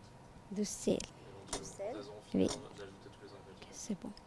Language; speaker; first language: French; non-native, learner; Tamil